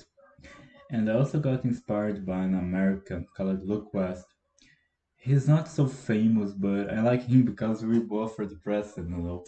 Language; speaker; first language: English; non-native, fluent; Portuguese